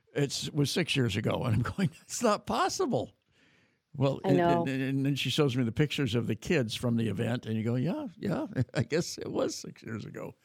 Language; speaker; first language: English; native; English